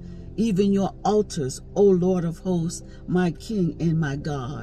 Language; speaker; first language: English; native; English